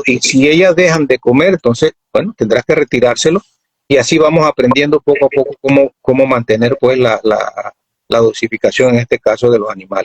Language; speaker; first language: Spanish; native; Spanish